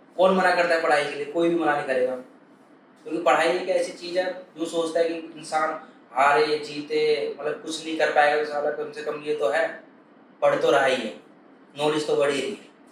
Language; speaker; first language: Hindi; native; Hindi